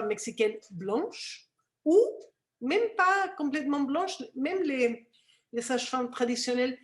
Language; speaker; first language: French; non-native, fluent; Spanish